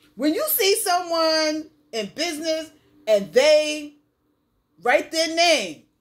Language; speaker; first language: English; native; English